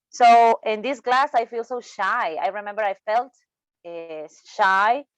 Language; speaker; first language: English; non-native, learner; Spanish